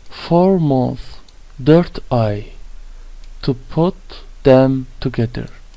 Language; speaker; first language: English; non-native, fluent; Turkish